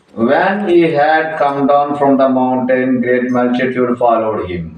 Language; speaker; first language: English; non-native, local second language; Telugu